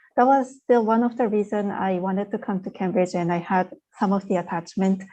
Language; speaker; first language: English; non-native, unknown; Japanese